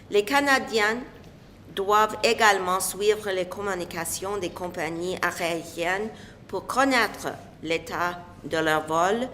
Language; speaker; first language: French; non-native, local second language; English